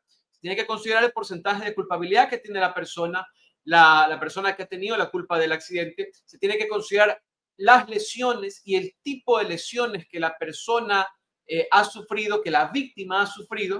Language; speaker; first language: Spanish; native; Spanish